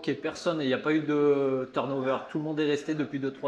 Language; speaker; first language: French; native; French